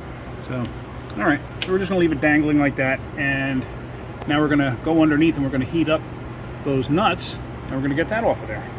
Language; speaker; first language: English; native; English